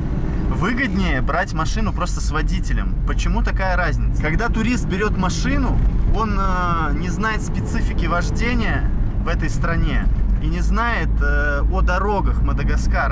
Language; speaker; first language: Russian; native; Russian